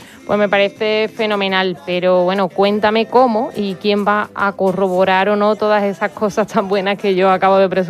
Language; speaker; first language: Spanish; native; Spanish